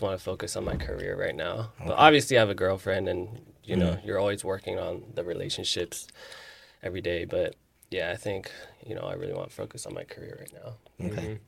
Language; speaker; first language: English; early bilingual, other home language; Chinese